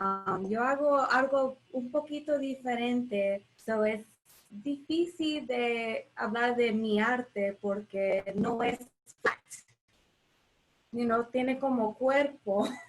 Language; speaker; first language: Spanish; early bilingual, heritage; English